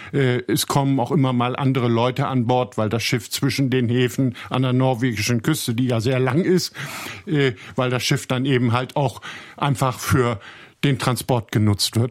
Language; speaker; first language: German; native; German